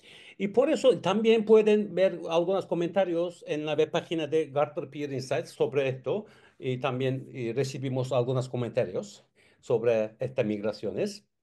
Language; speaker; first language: Spanish; non-native, learner; Turkish